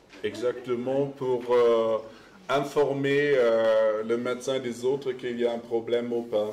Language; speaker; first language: French; non-native, fluent; German